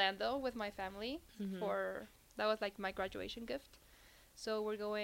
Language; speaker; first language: English; non-native, fluent; Spanish